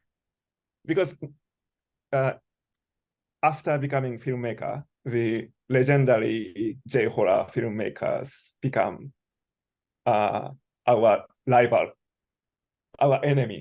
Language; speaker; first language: English; non-native, learner; Japanese